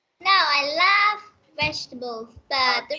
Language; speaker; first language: English; non-native, learner; Vietnamese